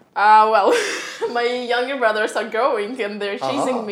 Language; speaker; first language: English; non-native, fluent; Russian